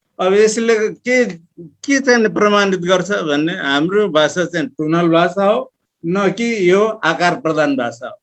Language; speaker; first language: Nepali; non-native, local second language; Eastern Tamang